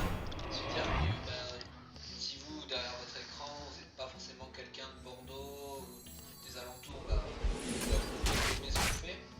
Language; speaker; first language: French; native; French